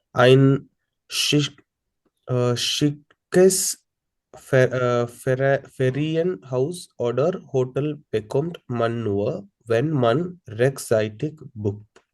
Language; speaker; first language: German; non-native, learner; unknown